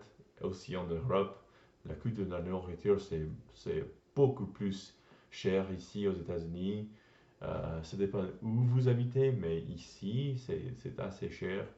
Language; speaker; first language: French; non-native, learner; English